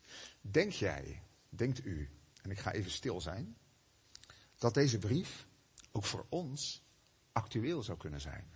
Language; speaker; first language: Dutch; native; Dutch